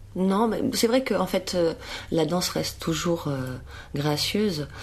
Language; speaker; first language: French; native; French